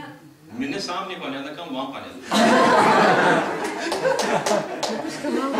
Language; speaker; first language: Russian; non-native, learner; Hindi